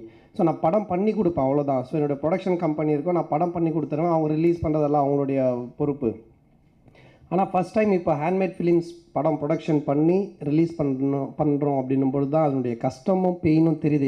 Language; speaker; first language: Tamil; native; Tamil